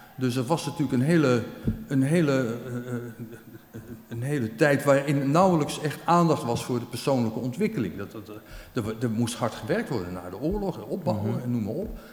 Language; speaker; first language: Dutch; native; Dutch